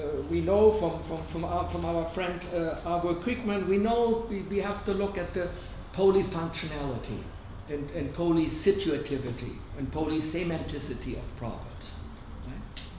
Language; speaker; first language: English; non-native, fluent; German